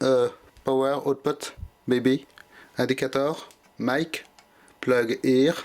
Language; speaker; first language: English; non-native, fluent; French